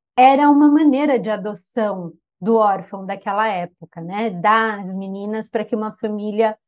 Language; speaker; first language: Portuguese; native; Portuguese